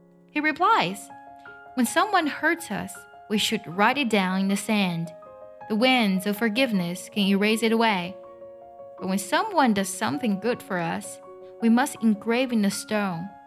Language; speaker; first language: English; non-native, fluent; Chinese